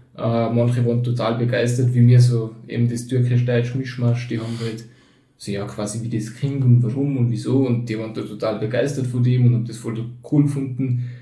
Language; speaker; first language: German; early bilingual, other home language; Turkish